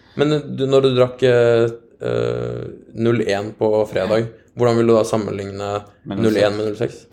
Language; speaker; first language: Norwegian; native; Norwegian